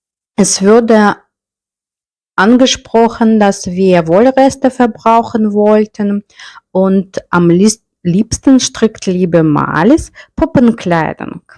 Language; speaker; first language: German; non-native, fluent; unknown